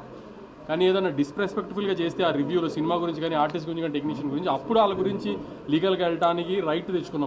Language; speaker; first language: Telugu; native; Telugu